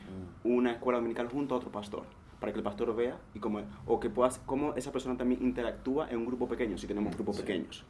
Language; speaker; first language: Spanish; native; Spanish